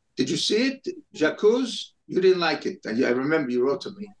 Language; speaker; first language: English; native; English